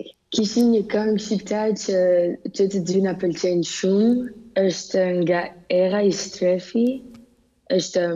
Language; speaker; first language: Albanian; early bilingual, heritage; Albanian